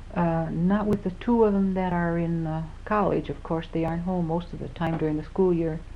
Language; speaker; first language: English; early bilingual, other home language; Finnish